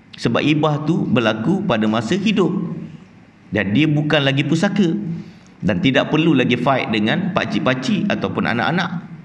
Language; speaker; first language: Malay; native; Malay